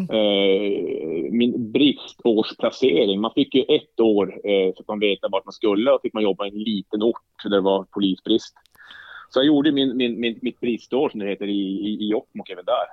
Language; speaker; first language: Swedish; native; Swedish